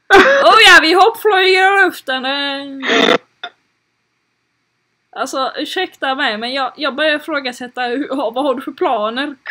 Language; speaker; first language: Swedish; native; Swedish